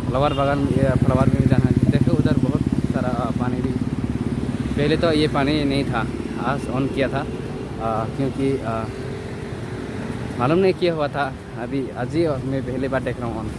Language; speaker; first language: Hindi; non-native, local second language; Kok Borok